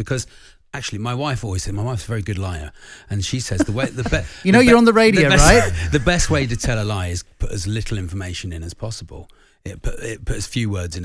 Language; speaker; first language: English; native; English